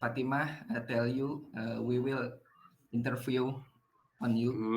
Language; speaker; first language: English; non-native, learner; Indonesian